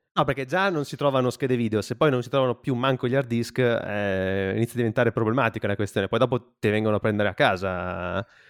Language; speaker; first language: Italian; native; Italian